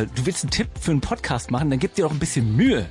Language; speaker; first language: German; native; German